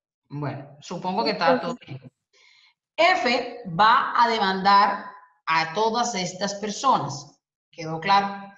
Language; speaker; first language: Spanish; native; Spanish